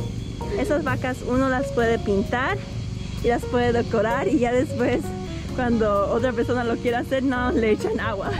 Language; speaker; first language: Spanish; early bilingual, heritage; Spanish